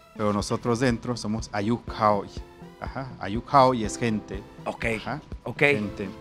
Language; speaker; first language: Spanish; non-native, local second language; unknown